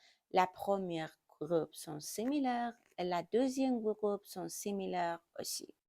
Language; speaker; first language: French; non-native, learner; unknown